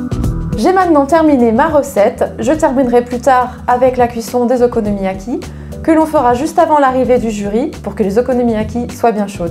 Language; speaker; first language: French; native; French